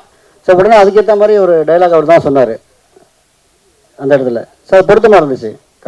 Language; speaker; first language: Tamil; native; Tamil